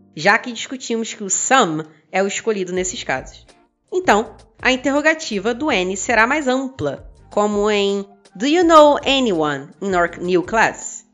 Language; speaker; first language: Portuguese; native; Portuguese